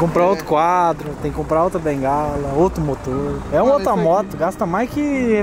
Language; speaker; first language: Portuguese; native; Portuguese